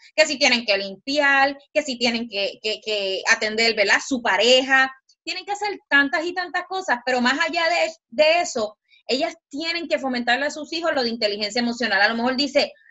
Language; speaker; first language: Spanish; native; Spanish